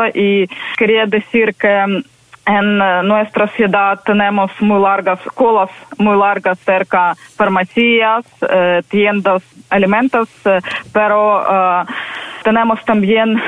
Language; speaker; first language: Spanish; non-native, fluent; Ukrainian